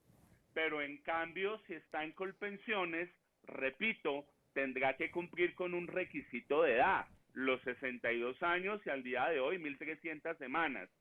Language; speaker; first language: Spanish; native; Spanish